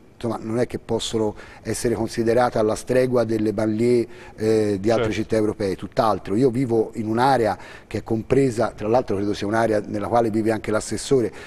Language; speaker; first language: Italian; native; Italian